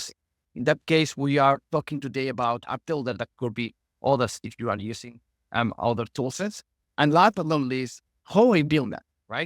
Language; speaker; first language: English; non-native, fluent; Spanish